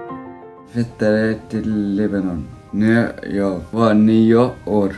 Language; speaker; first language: Swedish; non-native, learner; Arabic